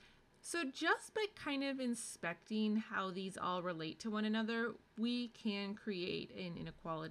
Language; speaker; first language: English; native; English